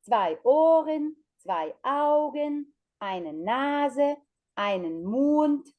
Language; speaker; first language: German; non-native, fluent; Ukrainian